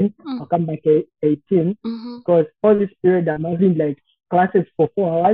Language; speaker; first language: English; non-native, local second language; Bemba